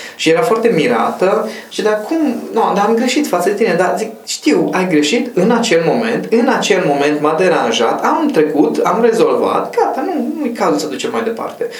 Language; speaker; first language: Romanian; non-native, local second language; Hungarian